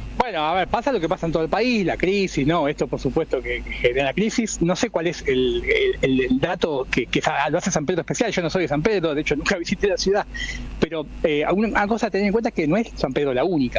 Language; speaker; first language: Spanish; native; Spanish